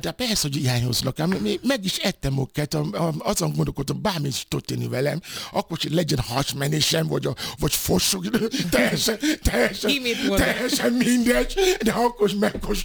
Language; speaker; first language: Hungarian; non-native, fluent; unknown